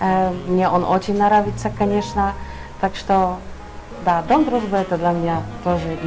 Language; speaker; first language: Russian; non-native, fluent; Polish